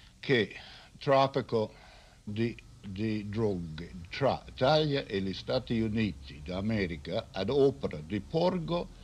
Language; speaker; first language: Italian; non-native, learner; English